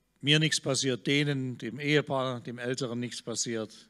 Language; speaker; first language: German; native; German